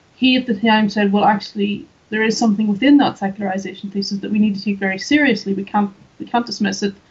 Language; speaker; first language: English; native; English